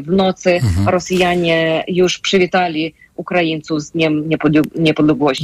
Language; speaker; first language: Polish; non-native, fluent; Ukrainian